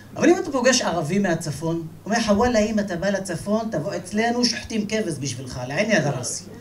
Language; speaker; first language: Hebrew; native; Hebrew